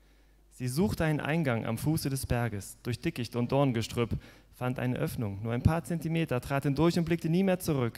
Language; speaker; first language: German; native; German